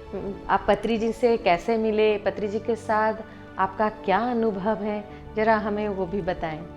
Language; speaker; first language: Hindi; native; Hindi